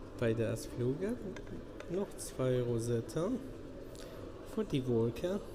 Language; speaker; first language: German; non-native, learner; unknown